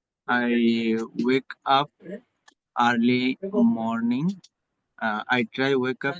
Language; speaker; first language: English; non-native, learner; Bangla